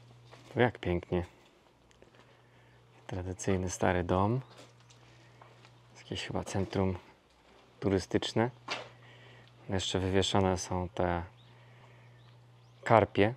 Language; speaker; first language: Polish; native; Polish